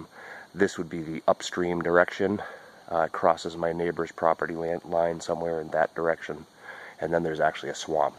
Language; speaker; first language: English; native; English